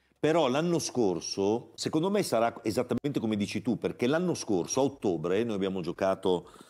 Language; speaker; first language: Italian; native; Italian